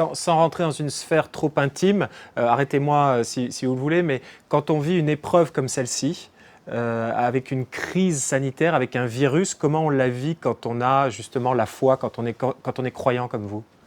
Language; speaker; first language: French; native; French